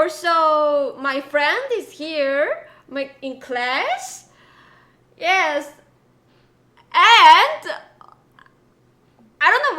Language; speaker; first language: English; non-native, learner; Korean